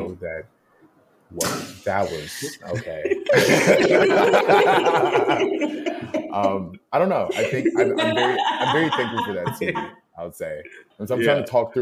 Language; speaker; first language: English; native; English